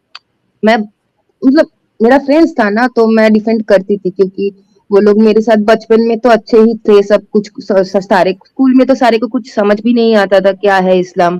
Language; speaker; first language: Hindi; non-native, local second language; Bangla